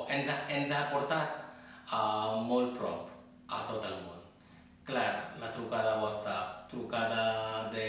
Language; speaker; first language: Catalan; non-native, fluent; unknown